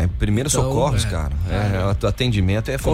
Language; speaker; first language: Portuguese; native; Portuguese